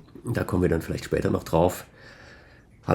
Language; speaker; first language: German; native; German